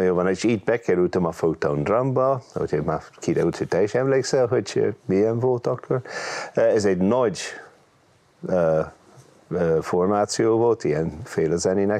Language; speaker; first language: Hungarian; non-native, fluent; English